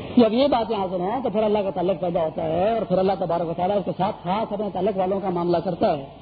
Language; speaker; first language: Urdu; non-native, local second language; Pashto